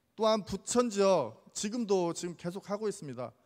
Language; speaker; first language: Korean; native; Korean